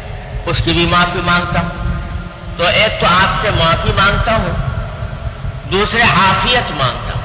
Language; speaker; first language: Urdu; native; Urdu